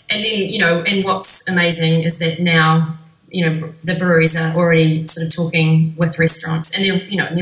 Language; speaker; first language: English; native; English